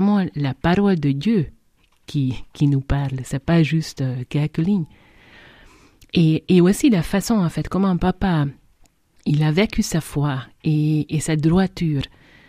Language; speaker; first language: French; non-native, fluent; Hungarian